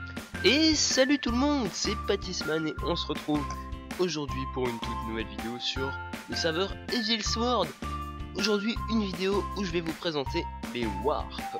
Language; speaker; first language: French; native; French